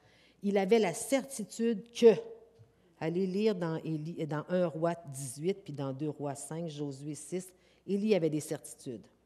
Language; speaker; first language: French; native; French